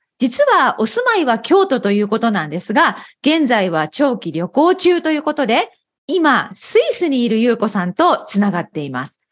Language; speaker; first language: Japanese; native; Japanese